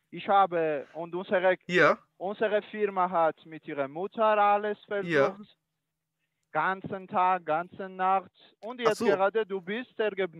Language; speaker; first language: German; non-native, learner; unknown